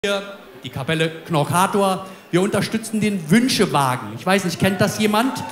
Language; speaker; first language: German; native; German